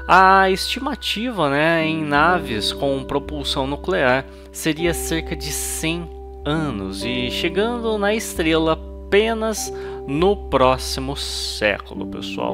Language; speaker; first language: Portuguese; native; Portuguese